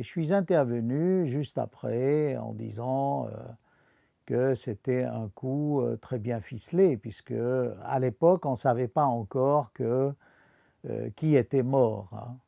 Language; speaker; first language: French; non-native, fluent; Arabic